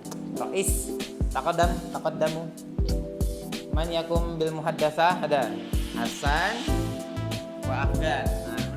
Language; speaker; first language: Arabic; non-native, fluent; Indonesian